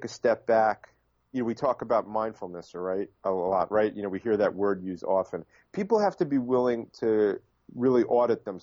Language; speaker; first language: English; native; English